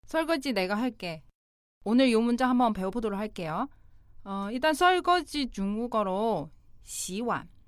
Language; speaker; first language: Korean; non-native, fluent; Chinese